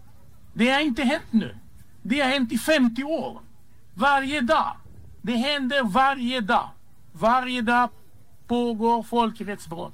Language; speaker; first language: Swedish; non-native, fluent; Hebrew